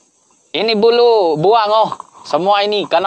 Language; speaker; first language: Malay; non-native, fluent; Filipino